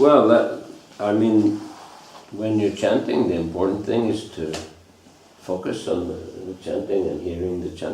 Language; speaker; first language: English; non-native, fluent; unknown